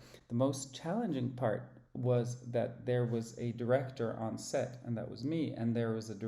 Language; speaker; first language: English; non-native, fluent; Polish